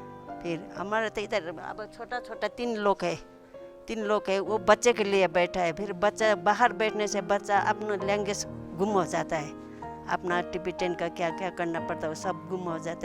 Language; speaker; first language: Hindi; non-native, local second language; Tibetan